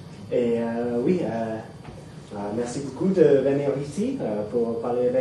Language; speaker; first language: French; non-native, fluent; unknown